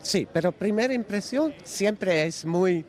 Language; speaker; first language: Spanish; non-native, learner; Dutch